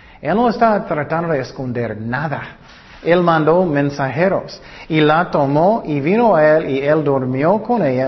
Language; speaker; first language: Spanish; non-native, learner; English